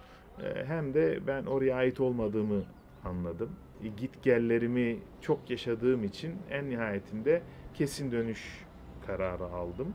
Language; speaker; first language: Turkish; non-native, local second language; Greek